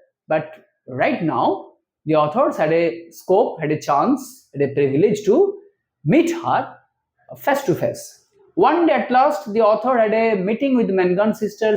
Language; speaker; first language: English; non-native, local second language; Bangla